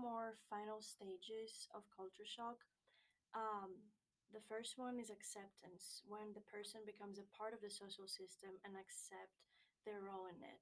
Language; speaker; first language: English; non-native, fluent; Greek